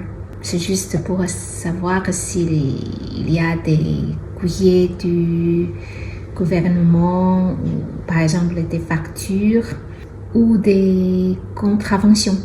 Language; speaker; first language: French; non-native, fluent; Chinese